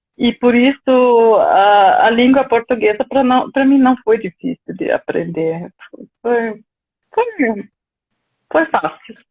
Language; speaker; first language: Portuguese; non-native, fluent; German